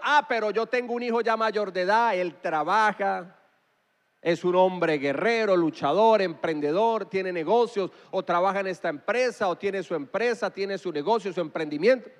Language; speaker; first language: Spanish; native; Spanish